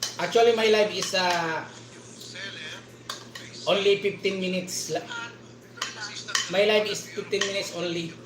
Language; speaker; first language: English; non-native, local second language; Filipino